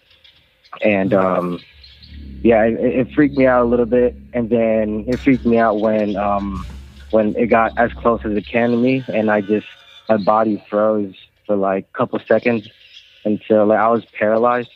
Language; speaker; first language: English; non-native, local second language; Filipino